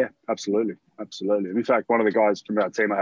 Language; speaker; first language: English; native; English